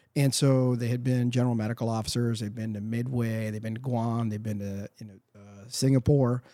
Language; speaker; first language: English; early bilingual, other home language; Spanish